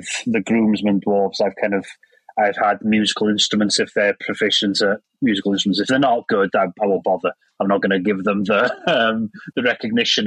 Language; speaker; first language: English; non-native, local second language; Welsh